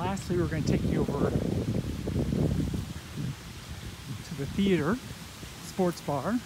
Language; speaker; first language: English; native; English